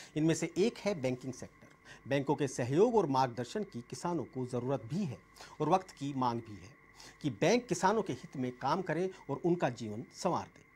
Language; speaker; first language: Hindi; native; Hindi